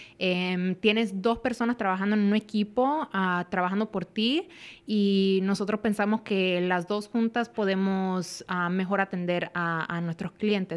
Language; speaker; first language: Spanish; early bilingual, heritage; Spanish